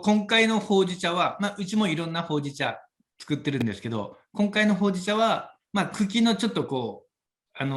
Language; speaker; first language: Japanese; native; Japanese